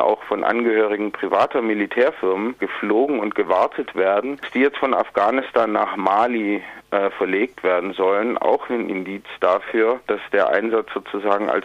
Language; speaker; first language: German; native; German